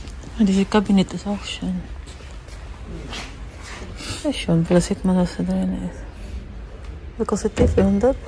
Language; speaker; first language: German; non-native, learner; Cebuano